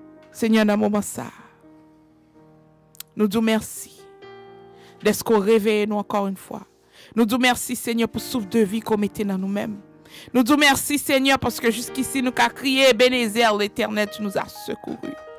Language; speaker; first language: French; native; French